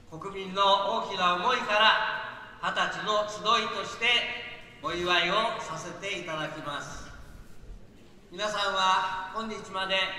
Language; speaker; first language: Japanese; native; Japanese